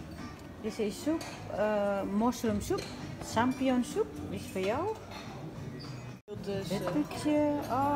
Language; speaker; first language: Dutch; non-native, learner; Indonesian